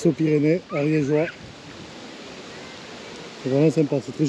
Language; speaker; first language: French; native; French